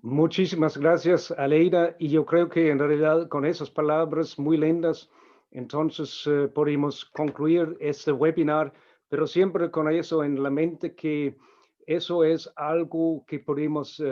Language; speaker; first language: Spanish; non-native, fluent; Danish